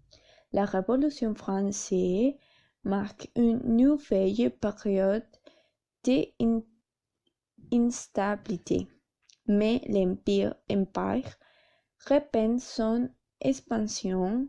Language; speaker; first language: French; non-native, learner; Spanish